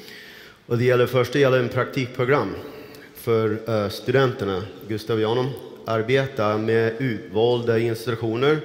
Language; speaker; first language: Swedish; non-native, fluent; English